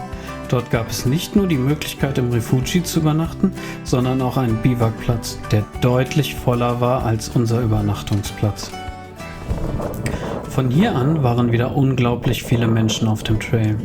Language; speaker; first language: German; native; German